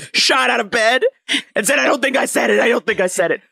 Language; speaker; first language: English; native; English